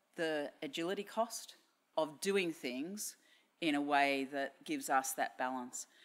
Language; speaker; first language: English; native; English